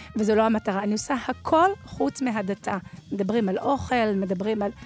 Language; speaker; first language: Hebrew; native; Hebrew